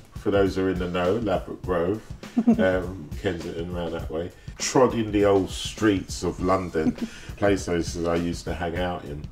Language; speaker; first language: English; native; English